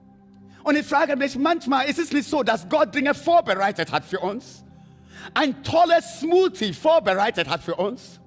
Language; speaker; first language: German; non-native, fluent; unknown